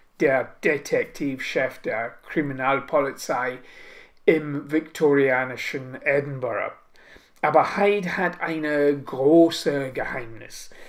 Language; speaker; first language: German; non-native, learner; English